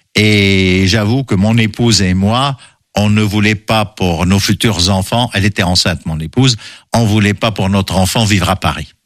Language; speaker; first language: French; non-native, local second language; Arabic